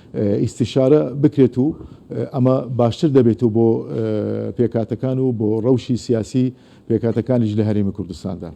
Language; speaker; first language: Central Kurdish; non-native, local second language; Azerbaijani